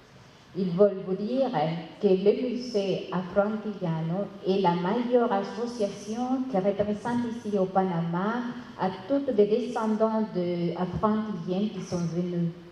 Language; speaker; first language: French; non-native, fluent; Spanish